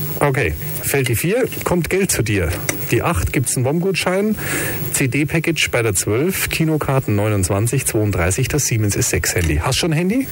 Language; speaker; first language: German; native; German